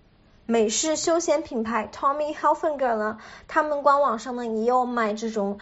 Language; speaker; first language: Chinese; native; Chinese